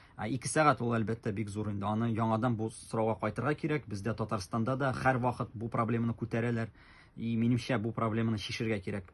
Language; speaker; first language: Tatar; native; Tatar